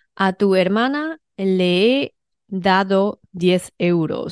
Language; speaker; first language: Spanish; non-native, fluent; Chinese